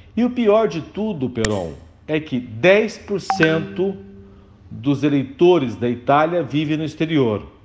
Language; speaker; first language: Portuguese; native; Portuguese